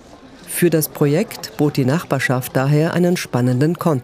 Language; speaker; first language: German; native; German